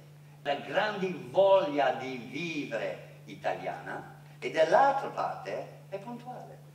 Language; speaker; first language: Italian; non-native, fluent; English